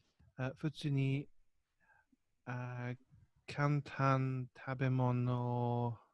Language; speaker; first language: Japanese; non-native, learner; English